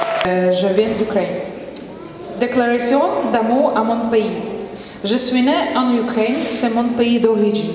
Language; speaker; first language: French; non-native, fluent; Ukrainian